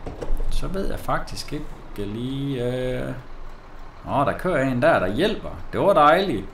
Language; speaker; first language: Danish; native; Danish